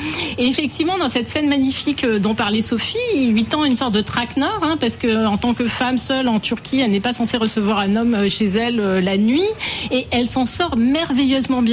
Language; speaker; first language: French; native; French